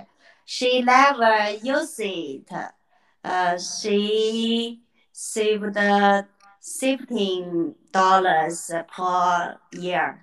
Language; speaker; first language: English; non-native, learner; Chinese